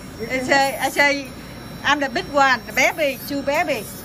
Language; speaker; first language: English; non-native, learner; Vietnamese